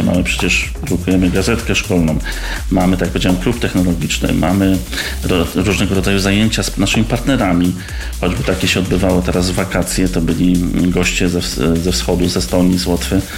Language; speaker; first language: Polish; native; Polish